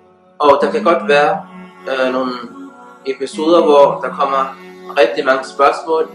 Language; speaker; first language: Danish; early bilingual, other home language; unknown